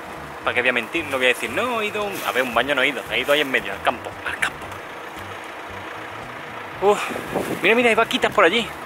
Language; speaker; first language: Spanish; native; Spanish